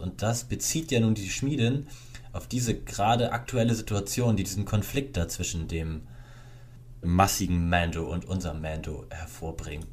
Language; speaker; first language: German; native; German